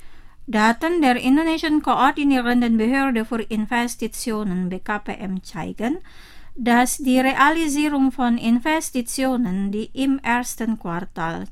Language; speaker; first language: German; non-native, fluent; Indonesian